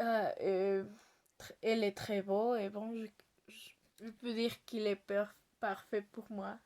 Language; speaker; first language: French; non-native, learner; Spanish